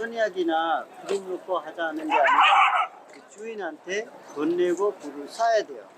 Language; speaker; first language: Korean; non-native, fluent; Hindi